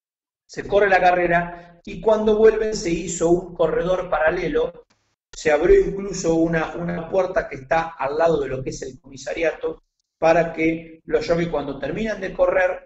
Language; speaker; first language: Spanish; native; Spanish